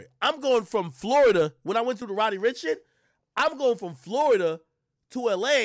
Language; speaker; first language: English; native; English